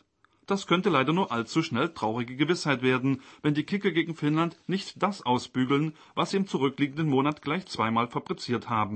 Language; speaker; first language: German; native; German